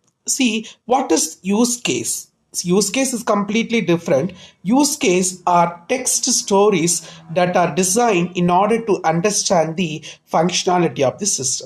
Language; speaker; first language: English; non-native, local second language; Tamil